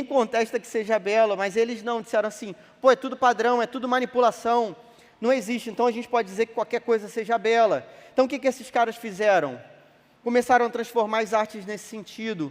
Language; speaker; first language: Portuguese; native; Portuguese